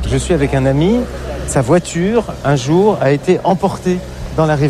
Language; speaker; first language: French; native; French